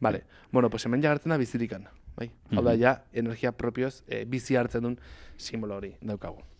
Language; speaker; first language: Basque; native; Basque